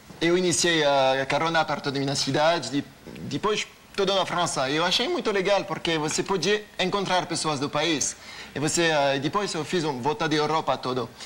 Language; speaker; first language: Portuguese; non-native, learner; French